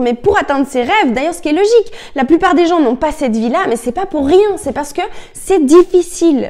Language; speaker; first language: French; native; French